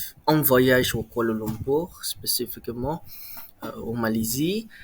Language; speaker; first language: French; non-native, learner; Malay